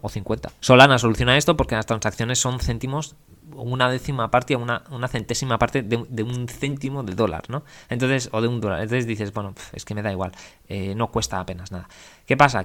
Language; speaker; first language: Spanish; native; Spanish